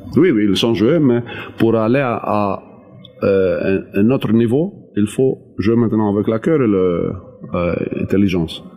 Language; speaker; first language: French; non-native, learner; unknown